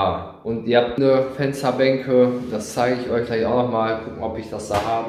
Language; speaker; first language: German; native; German